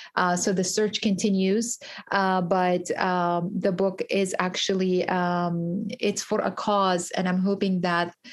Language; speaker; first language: English; early bilingual, other home language; Kurdish